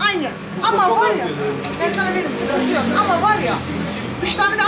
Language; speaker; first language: Turkish; native; Turkish